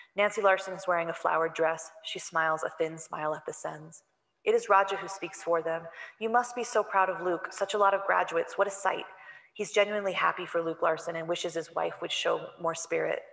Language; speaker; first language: English; native; English